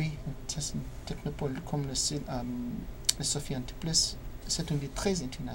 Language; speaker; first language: French; non-native, learner; English